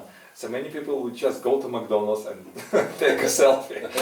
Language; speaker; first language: English; non-native, fluent; Russian